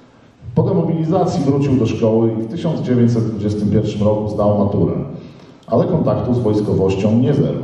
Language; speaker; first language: Polish; native; Polish